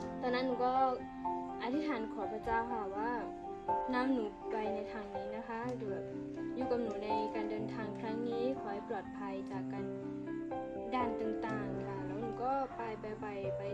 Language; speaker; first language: Thai; non-native, local second language; S'gaw Karen